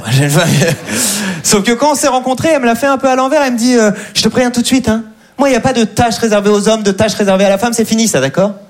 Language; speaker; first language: French; native; French